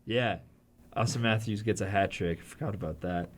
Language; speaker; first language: English; native; English